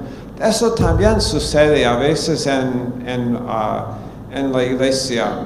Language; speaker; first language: Spanish; non-native, fluent; English